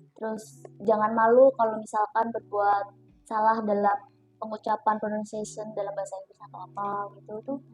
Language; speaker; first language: Indonesian; native; Indonesian